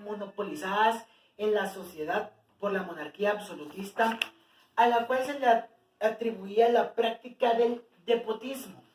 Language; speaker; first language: Spanish; native; Spanish